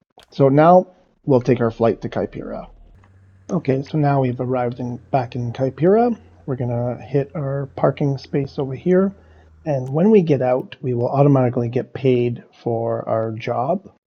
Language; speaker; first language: English; native; English